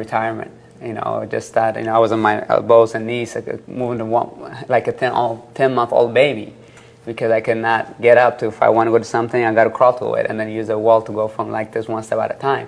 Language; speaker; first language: English; early bilingual, other home language; Tigrinya